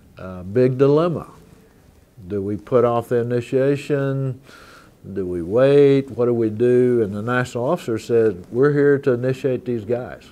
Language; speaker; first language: English; native; English